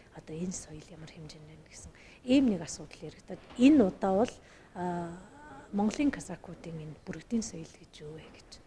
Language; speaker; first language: Mongolian; non-native, local second language; Kazakh